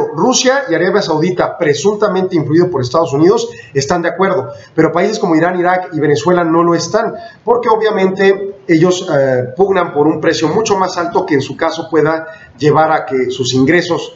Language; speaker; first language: Spanish; native; Spanish